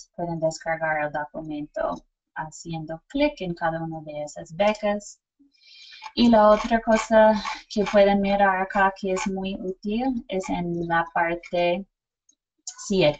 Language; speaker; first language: Spanish; non-native, fluent; English